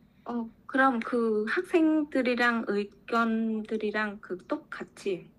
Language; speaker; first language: Korean; non-native, learner; Vietnamese